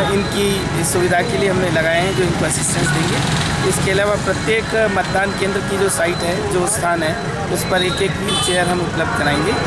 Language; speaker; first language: Hindi; native; Hindi